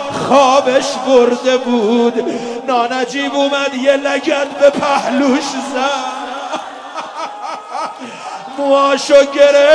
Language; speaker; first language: Persian; native; Persian